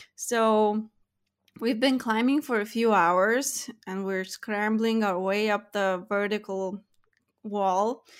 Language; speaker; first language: English; non-native, fluent; Lithuanian